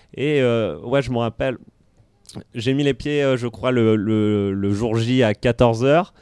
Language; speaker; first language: French; native; French